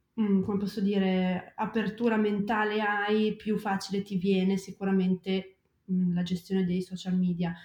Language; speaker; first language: Italian; native; Italian